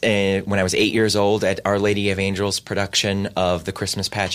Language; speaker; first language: English; native; English